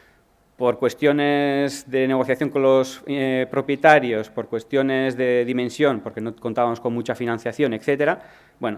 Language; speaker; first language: Spanish; native; Spanish